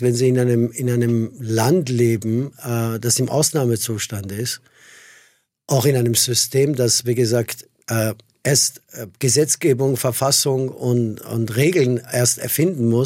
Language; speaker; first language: German; non-native, fluent; Persian